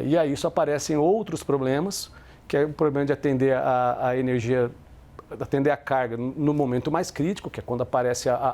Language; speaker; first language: Portuguese; native; Portuguese